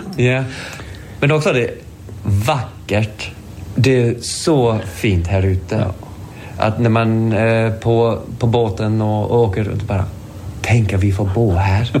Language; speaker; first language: Swedish; non-native, fluent; English